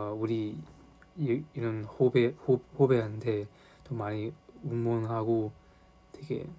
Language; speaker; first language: Korean; non-native, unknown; Chinese